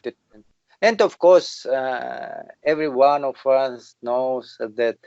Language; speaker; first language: English; non-native, learner; Russian